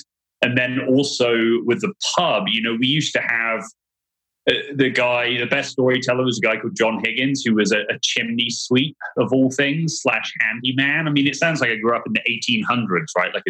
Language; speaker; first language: English; native; English